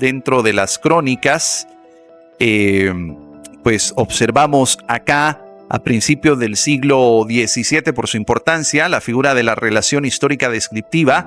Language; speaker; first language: Spanish; native; Spanish